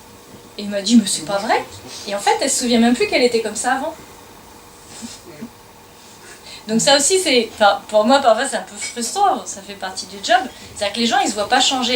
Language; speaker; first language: French; native; French